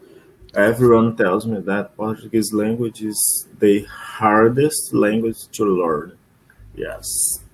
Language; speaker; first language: English; non-native, learner; Portuguese